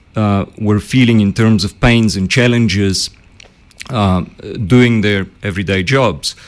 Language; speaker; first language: English; early bilingual, other home language; Bulgarian